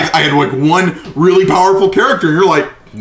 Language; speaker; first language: English; native; English